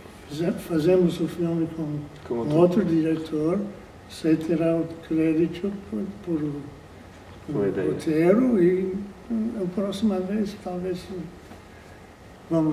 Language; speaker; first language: Portuguese; non-native, fluent; English